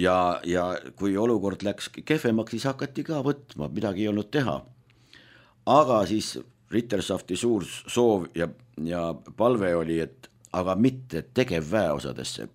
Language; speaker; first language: Estonian; native; Estonian